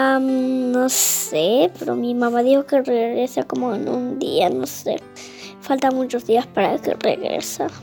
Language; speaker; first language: Spanish; early bilingual, heritage; Spanish